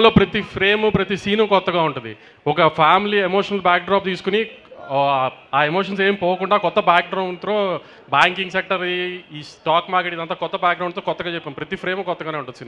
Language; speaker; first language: Telugu; native; Telugu